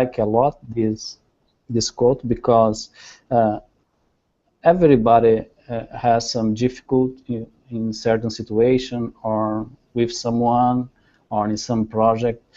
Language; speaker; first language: English; non-native, learner; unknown